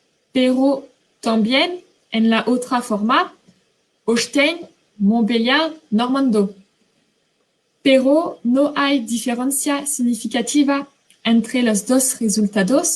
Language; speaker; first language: Spanish; non-native, fluent; French